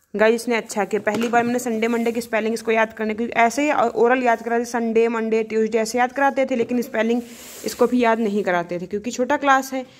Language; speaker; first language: Hindi; native; Hindi